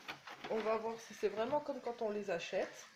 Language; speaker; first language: French; native; French